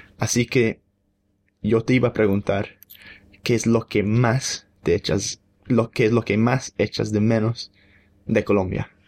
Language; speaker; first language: Spanish; non-native, fluent; English